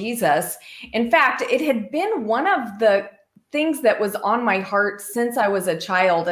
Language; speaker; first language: English; native; English